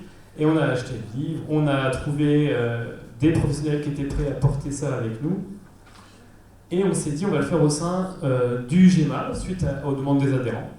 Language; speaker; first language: French; native; French